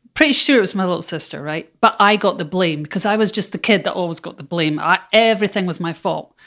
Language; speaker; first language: English; native; English